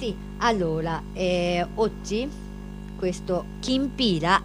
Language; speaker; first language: Italian; non-native, learner; Japanese